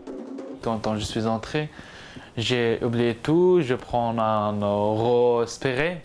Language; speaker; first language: French; non-native, learner; Persian